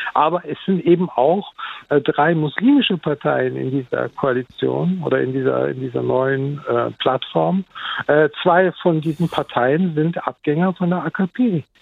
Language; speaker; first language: German; early bilingual, other home language; Turkish